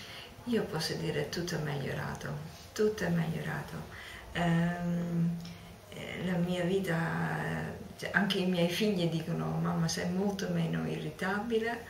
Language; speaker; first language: Italian; non-native, fluent; Dutch